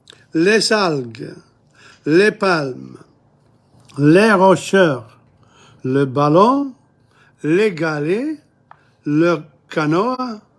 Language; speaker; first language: French; non-native, fluent; English